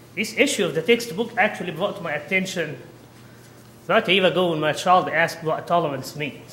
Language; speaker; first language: English; non-native, fluent; Arabic